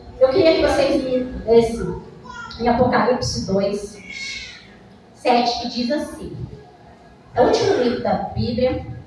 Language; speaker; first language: Portuguese; native; Portuguese